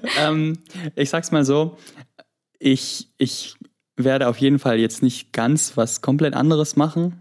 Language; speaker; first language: German; early bilingual, other home language; Greek